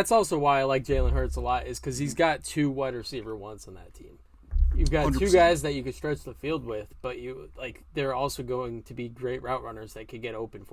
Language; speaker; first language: English; native; English